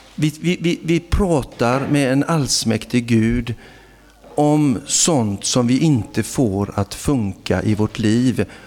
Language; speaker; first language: Swedish; native; Swedish